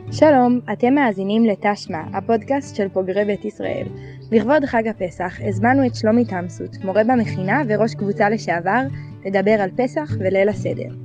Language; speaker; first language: Hebrew; native; Hebrew